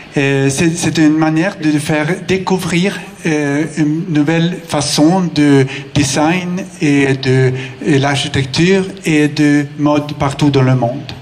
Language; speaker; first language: French; non-native, fluent; Swedish